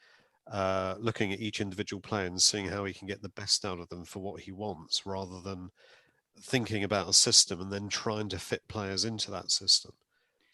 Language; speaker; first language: English; native; English